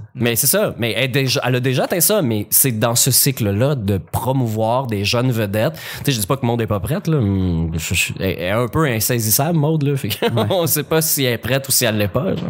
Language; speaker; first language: French; native; French